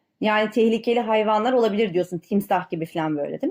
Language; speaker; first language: Turkish; native; Turkish